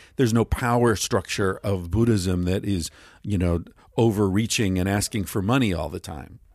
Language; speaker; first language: English; native; English